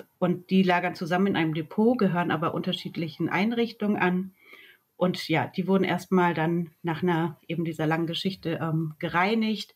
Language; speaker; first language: German; native; German